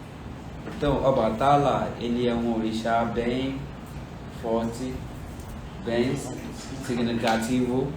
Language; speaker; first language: Portuguese; non-native, fluent; Yoruba